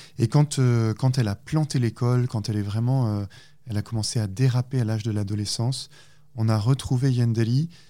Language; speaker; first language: French; native; French